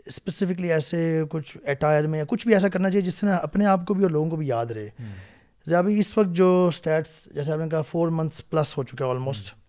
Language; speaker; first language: Urdu; native; Urdu